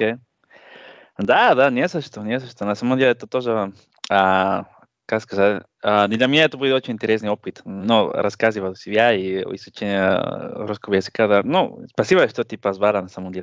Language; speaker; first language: Russian; non-native, learner; Spanish